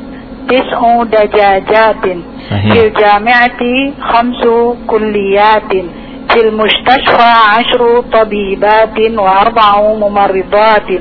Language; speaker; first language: Arabic; non-native, learner; Indonesian